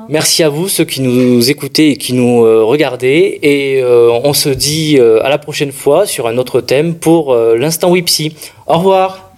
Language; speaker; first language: French; native; French